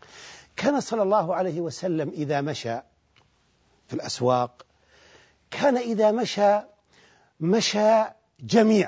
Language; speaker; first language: Arabic; native; Arabic